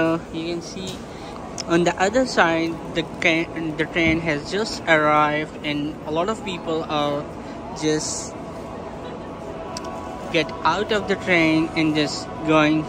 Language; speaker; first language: English; non-native, local second language; Urdu